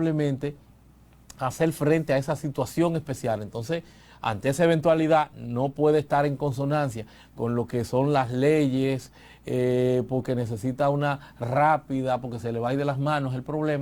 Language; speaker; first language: Spanish; native; Spanish